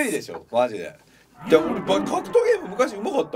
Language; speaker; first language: Japanese; native; Japanese